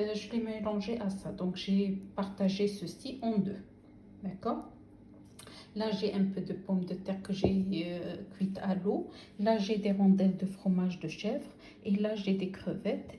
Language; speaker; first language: French; non-native, local second language; Arabic